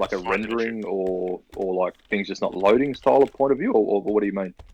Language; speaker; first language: English; native; English